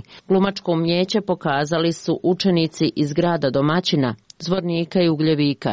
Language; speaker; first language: Croatian; native; Croatian